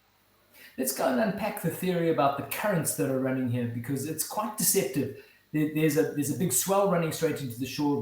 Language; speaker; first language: English; native; English